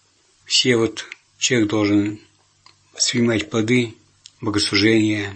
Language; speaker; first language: Russian; native; Russian